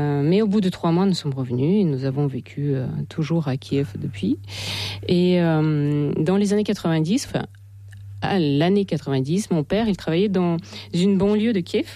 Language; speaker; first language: French; non-native, fluent; Russian